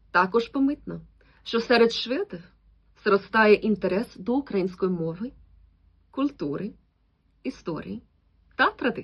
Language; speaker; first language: Ukrainian; non-native, fluent; Swedish